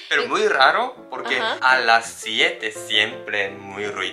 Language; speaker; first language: Spanish; non-native, learner; Japanese